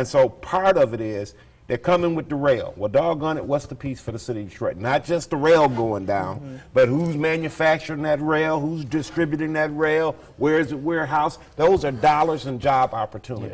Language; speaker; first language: English; native; English